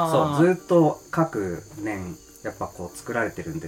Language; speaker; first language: Japanese; native; Japanese